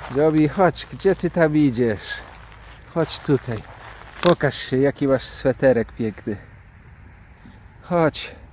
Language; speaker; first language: Polish; native; Polish